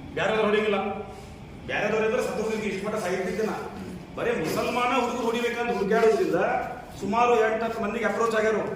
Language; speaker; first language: Kannada; non-native, local second language; Urdu